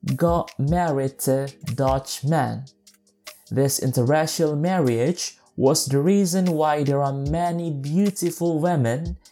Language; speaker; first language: English; non-native, fluent; Indonesian